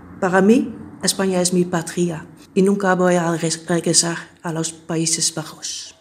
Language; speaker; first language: Spanish; non-native, fluent; Dutch